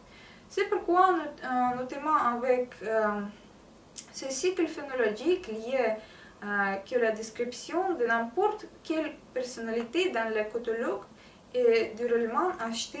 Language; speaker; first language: French; non-native, learner; Russian